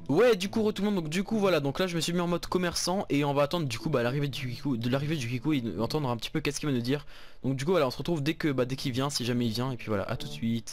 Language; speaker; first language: French; native; French